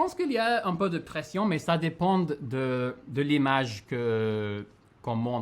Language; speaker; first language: French; non-native, fluent; English